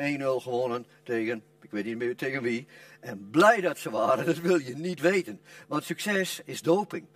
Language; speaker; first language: Dutch; non-native, local second language; Western Frisian